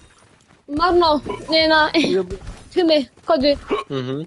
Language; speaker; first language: Icelandic; early bilingual, heritage; Icelandic